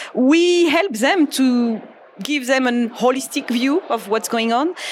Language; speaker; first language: English; non-native, fluent; French